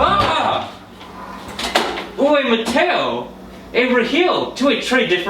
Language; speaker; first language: French; non-native, learner; English